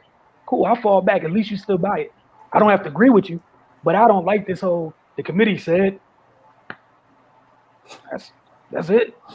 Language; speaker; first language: English; native; English